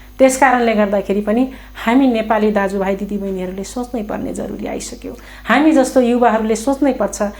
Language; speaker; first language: Nepali; non-native, local second language; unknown